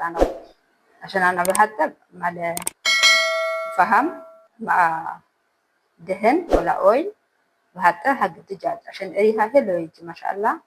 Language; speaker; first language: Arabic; non-native, learner; Amharic